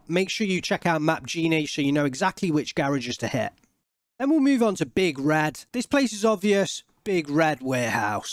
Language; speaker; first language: English; native; English